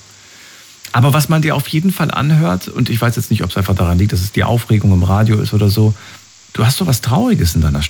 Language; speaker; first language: German; native; German